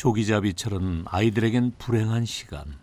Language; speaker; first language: Korean; native; Korean